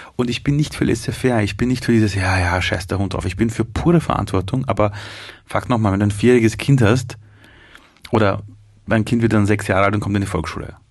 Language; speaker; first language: German; early bilingual, other home language; Persian